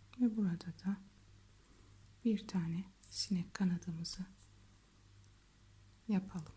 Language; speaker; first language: Turkish; native; Turkish